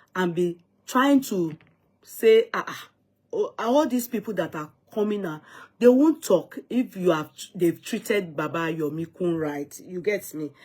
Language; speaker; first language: English; non-native, local second language; Yoruba